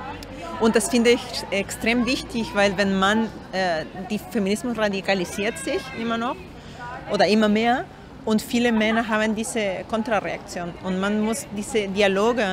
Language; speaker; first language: German; non-native, learner; Spanish